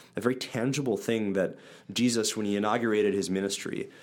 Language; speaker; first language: English; native; English